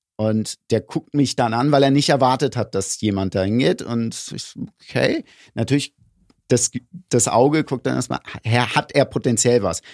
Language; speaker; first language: German; early bilingual, other home language; Greek